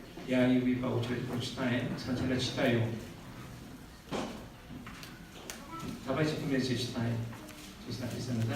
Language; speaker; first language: Russian; non-native, learner; Korean